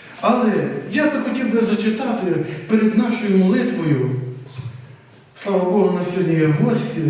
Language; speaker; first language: Ukrainian; native; Ukrainian